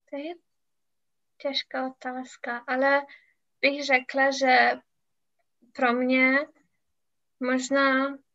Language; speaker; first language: Czech; non-native, learner; English